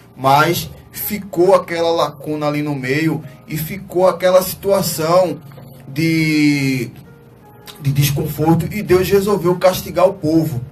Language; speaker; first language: Portuguese; native; Portuguese